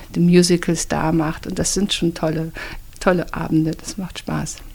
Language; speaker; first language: German; native; German